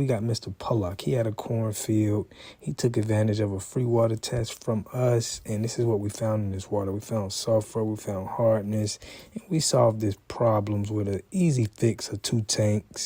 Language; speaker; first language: English; native; English